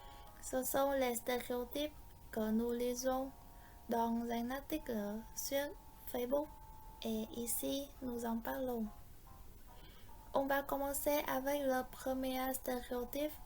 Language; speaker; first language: French; non-native, fluent; Vietnamese